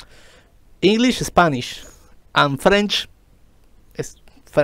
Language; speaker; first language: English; non-native, learner; Spanish